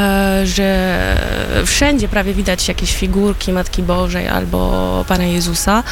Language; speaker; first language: Polish; early bilingual, heritage; Polish